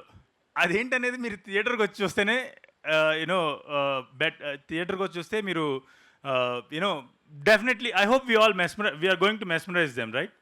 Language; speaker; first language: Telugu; native; Telugu